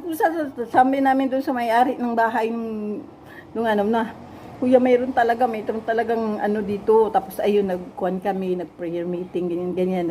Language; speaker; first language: Filipino; non-native, local second language; Cebuano